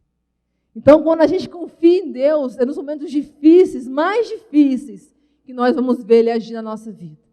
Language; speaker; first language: Portuguese; native; Portuguese